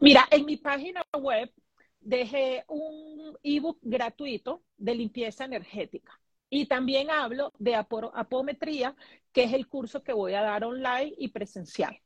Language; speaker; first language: Spanish; native; Spanish